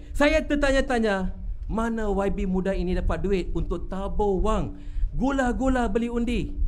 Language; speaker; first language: Malay; non-native, local second language; Tamil